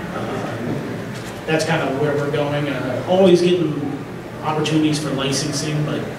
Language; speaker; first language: English; native; English